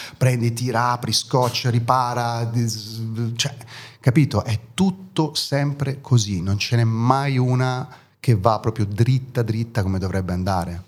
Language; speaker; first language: Italian; early bilingual, other home language; German